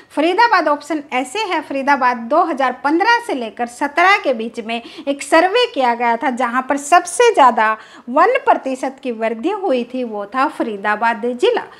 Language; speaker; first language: Hindi; native; Hindi